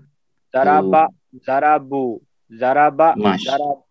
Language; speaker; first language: Arabic; non-native, learner; Urdu